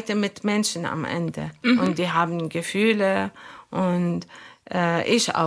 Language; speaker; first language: German; non-native, learner; Arabic